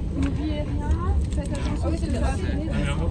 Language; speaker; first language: French; native; French